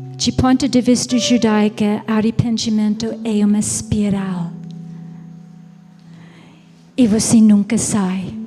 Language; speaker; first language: Portuguese; non-native, fluent; English